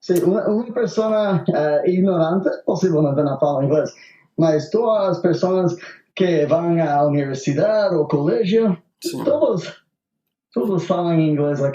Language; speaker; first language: Portuguese; non-native, learner; Spanish